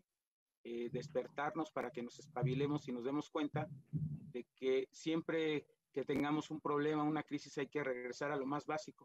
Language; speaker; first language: Spanish; native; Spanish